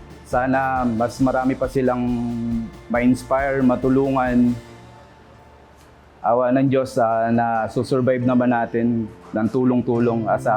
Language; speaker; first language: Filipino; native; Filipino